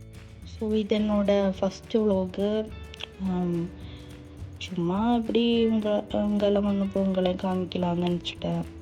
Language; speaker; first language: Tamil; non-native, local second language; Malayalam